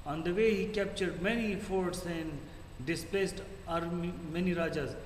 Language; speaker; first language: English; non-native, local second language; Urdu